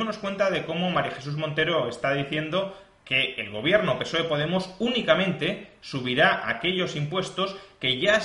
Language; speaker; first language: Spanish; native; Spanish